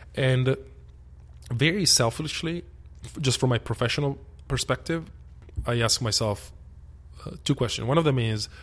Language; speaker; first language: English; early bilingual, other home language; Italian